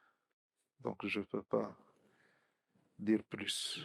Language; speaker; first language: French; non-native, local second language; Arabic